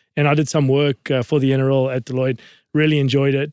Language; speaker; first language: English; native; English